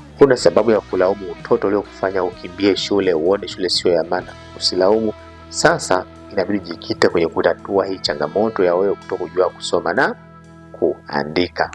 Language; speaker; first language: Swahili; native; Swahili